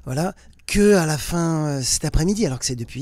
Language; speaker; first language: French; native; French